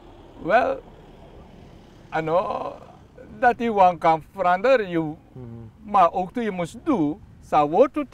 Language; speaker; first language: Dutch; non-native, local second language; Sranan Tongo